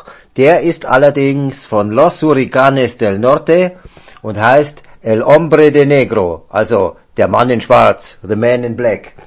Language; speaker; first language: German; native; German